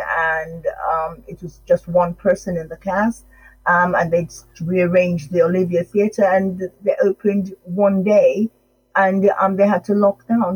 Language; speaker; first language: English; non-native, local second language; Krio